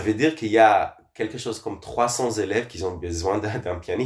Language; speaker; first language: French; non-native, fluent; Hebrew